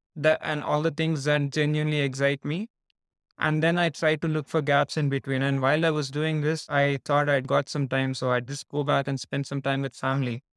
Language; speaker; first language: English; non-native, local second language; Telugu